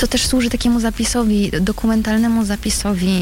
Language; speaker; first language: Polish; native; Polish